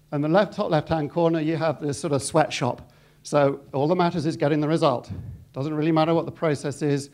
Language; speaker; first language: English; native; English